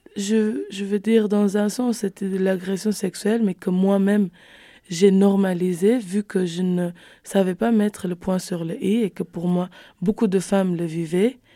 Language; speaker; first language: French; non-native, fluent; Kabuverdianu